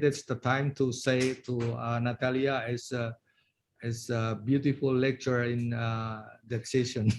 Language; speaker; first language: English; non-native, learner; Indonesian